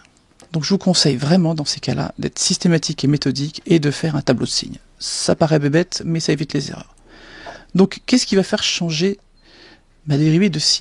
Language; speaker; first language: French; native; French